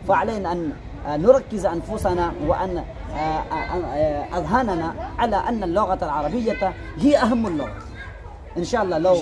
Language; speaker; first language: Arabic; non-native, fluent; Urdu